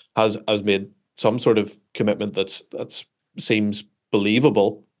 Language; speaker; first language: English; native; English